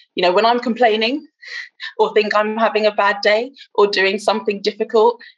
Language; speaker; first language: English; native; English